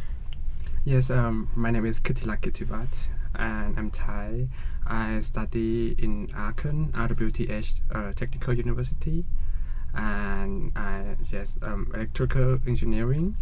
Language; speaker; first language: English; non-native, learner; Thai